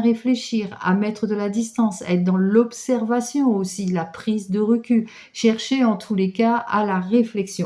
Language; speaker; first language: French; native; French